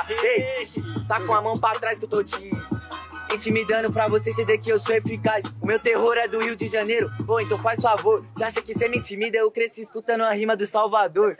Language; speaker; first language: Portuguese; native; Portuguese